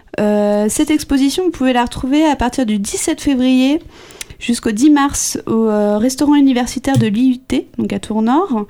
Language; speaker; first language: French; native; French